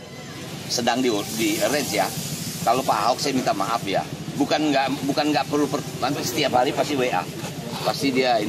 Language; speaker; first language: Indonesian; native; Indonesian